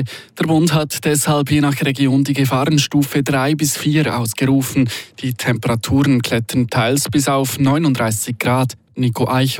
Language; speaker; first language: German; native; German